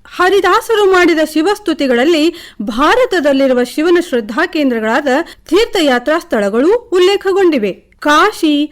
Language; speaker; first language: Kannada; native; Kannada